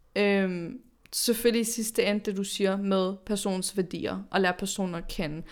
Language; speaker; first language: Danish; early bilingual, other home language; Arabic